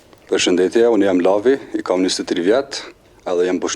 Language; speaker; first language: Albanian; non-native, learner; Bosnian